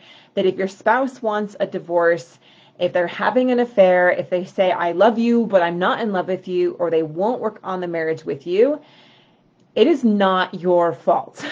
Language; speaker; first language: English; native; English